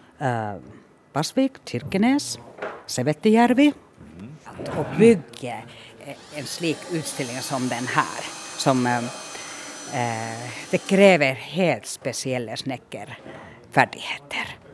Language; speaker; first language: Norwegian; non-native, fluent; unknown